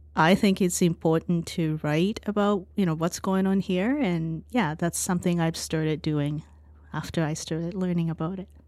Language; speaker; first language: English; non-native, fluent; Japanese